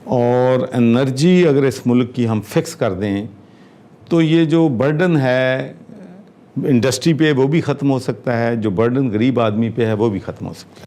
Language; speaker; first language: Urdu; non-native, local second language; Punjabi